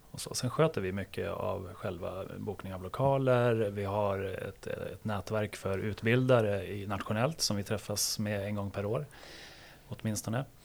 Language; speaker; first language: Swedish; native; Swedish